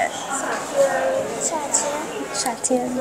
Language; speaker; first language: Chinese; non-native, learner; English